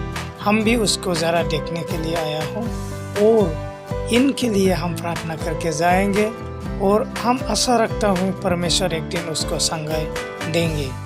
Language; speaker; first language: Hindi; non-native, local second language; Bodo